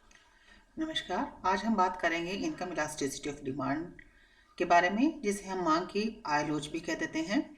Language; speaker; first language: Hindi; native; Hindi